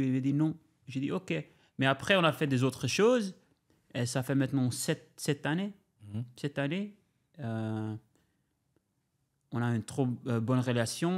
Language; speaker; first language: French; non-native, learner; Albanian